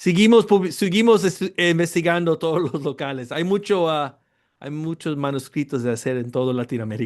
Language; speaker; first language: Spanish; early bilingual, heritage; Spanish